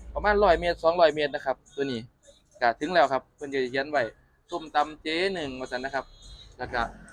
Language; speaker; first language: Thai; native; Thai